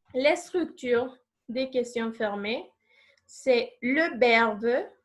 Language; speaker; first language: French; non-native, fluent; Spanish